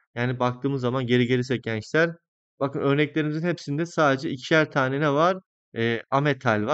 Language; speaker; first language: Turkish; native; Turkish